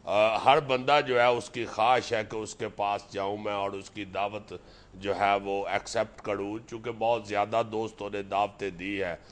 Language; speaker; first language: Urdu; native; Urdu